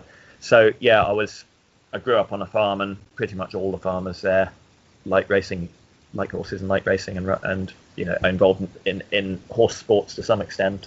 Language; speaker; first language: English; native; English